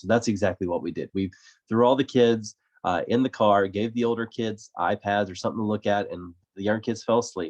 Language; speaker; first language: English; native; English